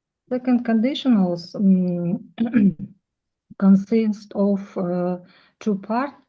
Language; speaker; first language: English; non-native, learner; Russian